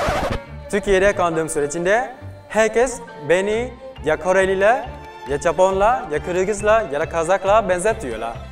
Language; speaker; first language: Turkish; non-native, learner; Vietnamese